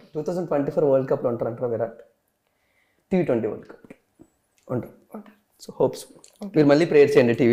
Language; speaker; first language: Telugu; native; Telugu